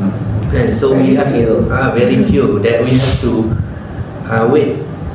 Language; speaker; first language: English; non-native, learner; Malay